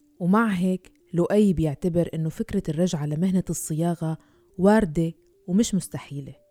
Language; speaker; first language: Arabic; native; Arabic